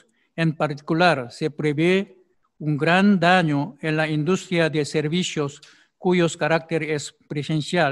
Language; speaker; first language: Spanish; non-native, fluent; Korean